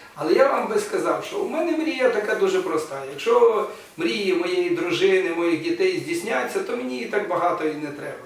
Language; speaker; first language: Ukrainian; non-native, local second language; Russian